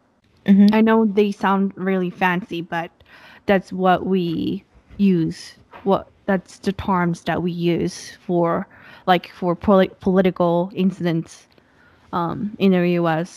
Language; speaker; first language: English; non-native, fluent; Japanese